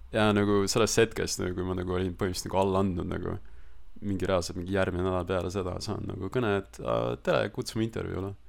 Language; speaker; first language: Estonian; early bilingual, other home language; Russian